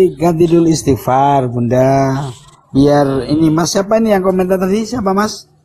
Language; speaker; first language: Indonesian; native; Indonesian